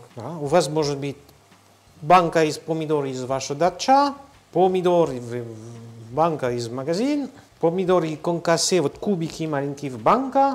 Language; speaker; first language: Russian; non-native, learner; French